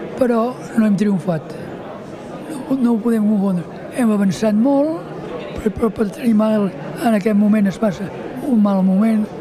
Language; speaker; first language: Catalan; native; Catalan